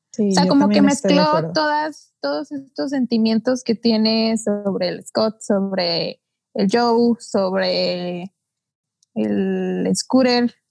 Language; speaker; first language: Spanish; native; Spanish